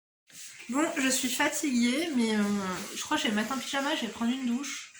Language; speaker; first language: French; native; French